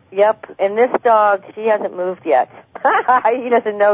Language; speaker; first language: English; native; English